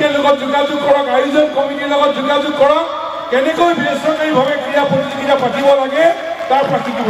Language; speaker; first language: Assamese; native; Assamese